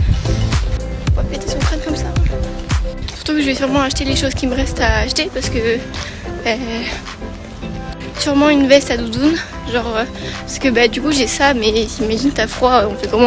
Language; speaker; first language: French; native; French